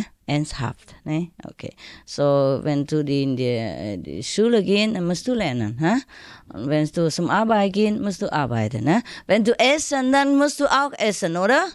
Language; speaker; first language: German; non-native, learner; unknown